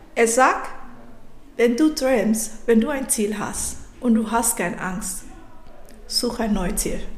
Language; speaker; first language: German; non-native, fluent; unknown